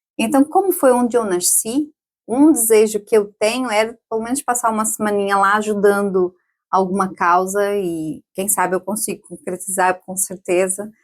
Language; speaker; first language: Portuguese; native; Portuguese